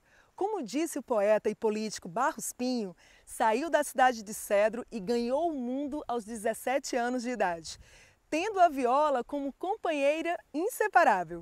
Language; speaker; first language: Portuguese; native; Portuguese